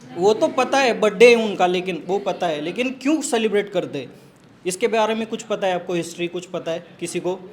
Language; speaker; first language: Hindi; non-native, local second language; Marathi